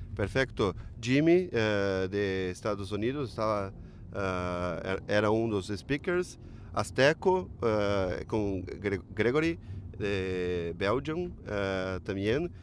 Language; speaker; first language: Spanish; non-native, learner; Portuguese